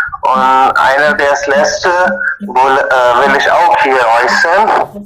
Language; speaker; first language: German; non-native, learner; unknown